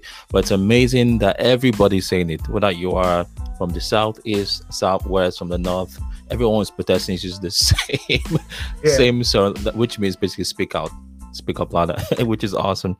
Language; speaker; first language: English; non-native, local second language; Yoruba